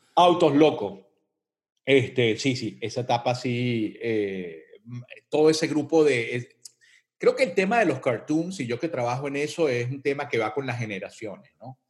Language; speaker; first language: Spanish; native; Spanish